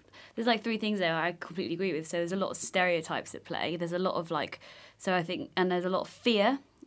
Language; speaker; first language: English; native; English